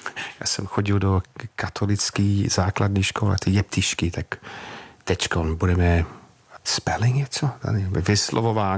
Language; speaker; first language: Czech; non-native, fluent; English